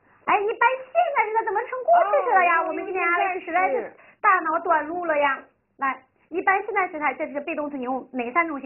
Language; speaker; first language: Chinese; native; Chinese